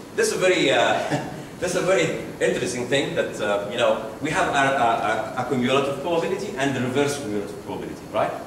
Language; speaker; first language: English; non-native, fluent; Arabic